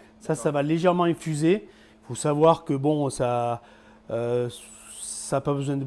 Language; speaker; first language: French; native; French